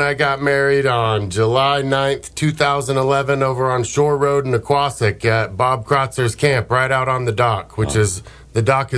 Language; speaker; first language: English; native; English